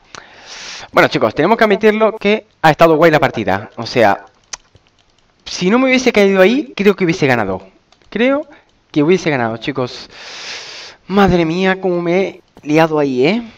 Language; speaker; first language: Spanish; native; Spanish